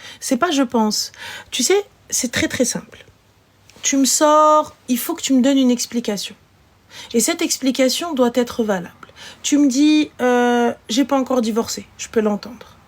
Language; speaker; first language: French; early bilingual, other home language; Arabic